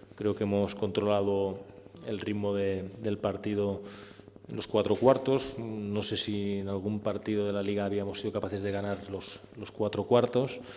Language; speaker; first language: Spanish; non-native, local second language; Catalan